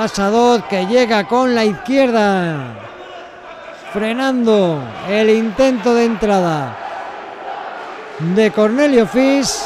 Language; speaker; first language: Spanish; native; Spanish